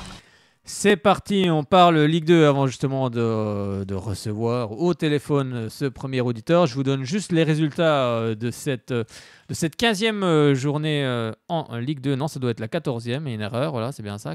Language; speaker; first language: French; native; French